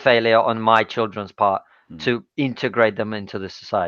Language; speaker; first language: English; non-native, fluent; Russian